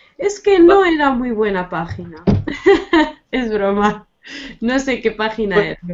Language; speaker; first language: Spanish; native; Spanish